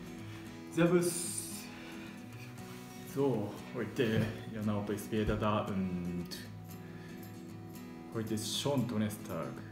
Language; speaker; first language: German; non-native, learner; Japanese